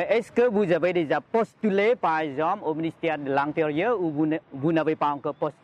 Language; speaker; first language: French; non-native, fluent; Khmer